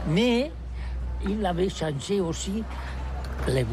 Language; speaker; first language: French; non-native, learner; Catalan